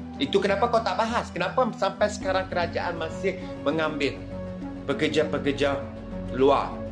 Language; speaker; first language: Malay; native; Malay